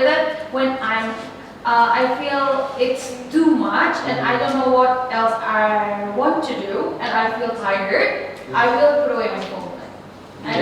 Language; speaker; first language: English; non-native, learner; Indonesian